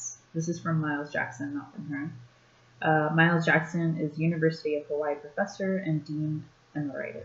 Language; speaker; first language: English; native; English